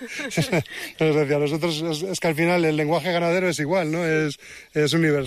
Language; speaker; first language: Spanish; native; Spanish